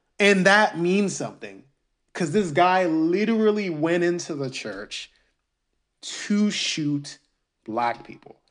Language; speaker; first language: English; early bilingual, other home language; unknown